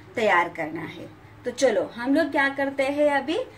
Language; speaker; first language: Hindi; non-native, local second language; Marathi